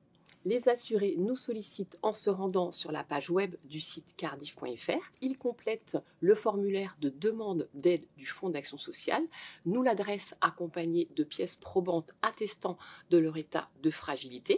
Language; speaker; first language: French; native; French